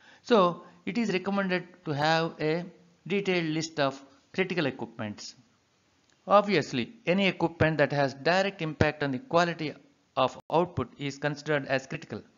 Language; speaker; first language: English; non-native, local second language; Telugu